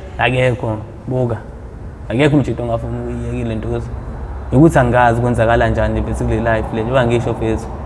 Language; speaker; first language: Zulu; native; Zulu